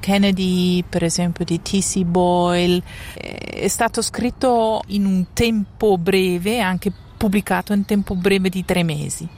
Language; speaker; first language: Italian; non-native, local second language; German